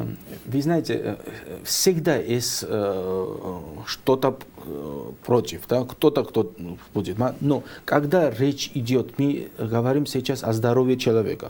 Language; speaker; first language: Russian; non-native, fluent; Georgian